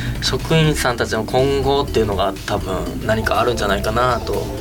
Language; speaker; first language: Japanese; native; Japanese